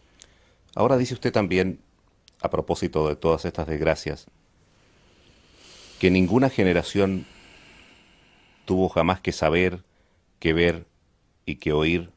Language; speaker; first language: Spanish; native; Spanish